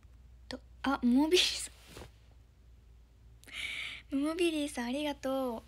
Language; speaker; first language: Japanese; native; Japanese